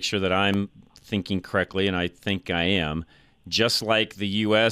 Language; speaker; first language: English; native; English